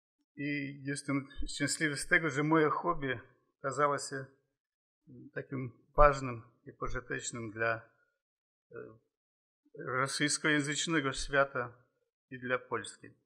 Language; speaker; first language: Polish; non-native, fluent; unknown